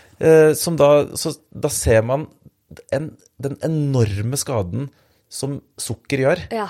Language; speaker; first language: Norwegian; native; Norwegian